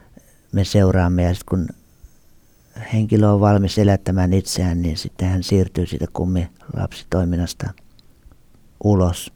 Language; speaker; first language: Finnish; native; Finnish